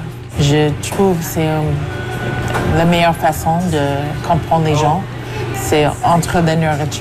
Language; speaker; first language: French; non-native, local second language; English